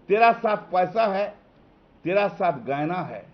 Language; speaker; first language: Hindi; non-native, local second language; Bangla